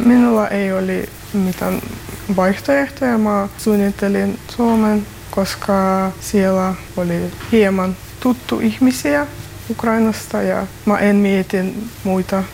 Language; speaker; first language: Finnish; non-native, learner; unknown